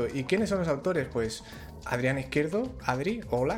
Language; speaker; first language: Spanish; native; Spanish